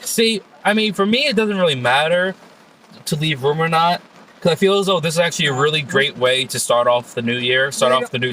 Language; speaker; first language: English; native; English